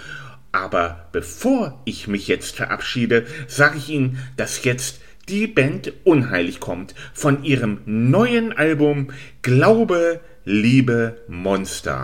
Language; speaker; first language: German; native; German